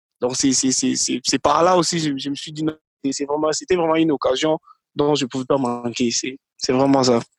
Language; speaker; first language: French; non-native, local second language; Lingala